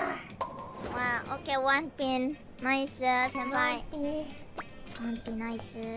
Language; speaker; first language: Japanese; non-native, learner; Indonesian